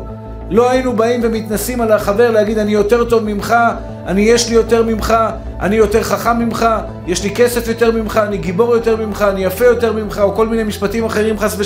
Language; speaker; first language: Hebrew; native; Hebrew